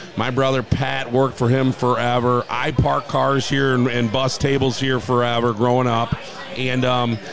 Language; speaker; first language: English; native; English